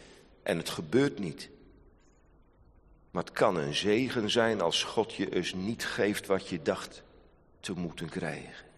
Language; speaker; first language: Dutch; native; Dutch